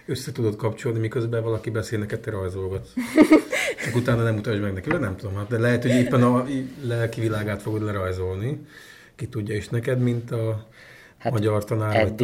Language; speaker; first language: Hungarian; native; Hungarian